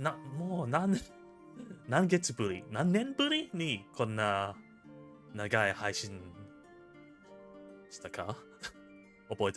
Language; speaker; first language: Japanese; non-native, learner; English